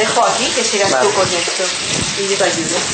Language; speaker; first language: Spanish; native; Spanish